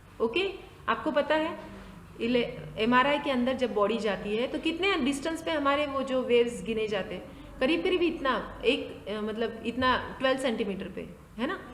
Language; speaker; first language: Hindi; non-native, local second language; Marathi